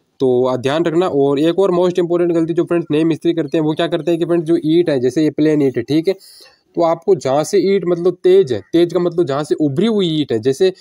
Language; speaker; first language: Hindi; native; Hindi